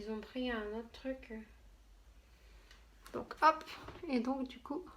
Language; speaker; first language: French; native; French